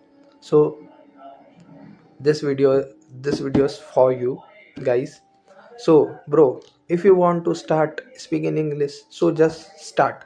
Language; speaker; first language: English; non-native, learner; Hindi